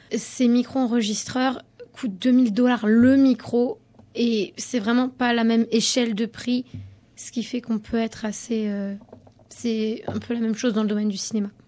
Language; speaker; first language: French; early bilingual, heritage; French